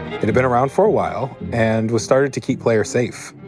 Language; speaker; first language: English; native; English